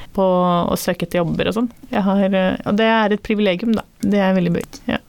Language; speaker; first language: Norwegian; early bilingual, other home language; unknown